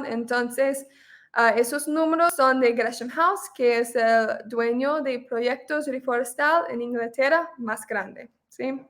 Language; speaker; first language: Spanish; non-native, fluent; English